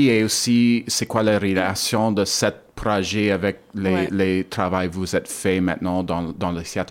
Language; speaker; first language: French; non-native, learner; English